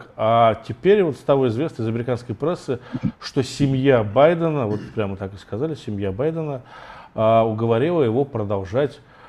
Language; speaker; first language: Russian; native; Russian